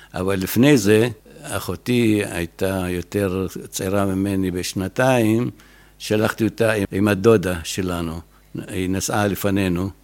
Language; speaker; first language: Hebrew; non-native, fluent; Arabic